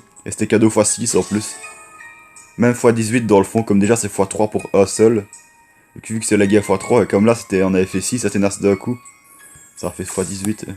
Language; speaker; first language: French; native; French